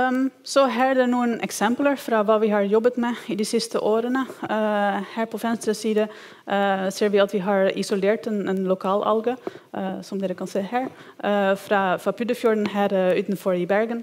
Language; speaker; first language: Norwegian; non-native, fluent; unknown